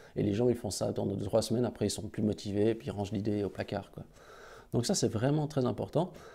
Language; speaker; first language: French; native; French